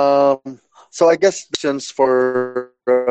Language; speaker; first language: English; non-native, local second language; Cebuano